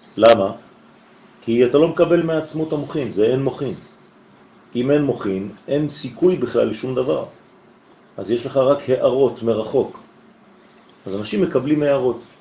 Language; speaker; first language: Hebrew; native; Hebrew